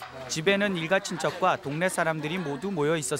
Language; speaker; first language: Korean; native; Korean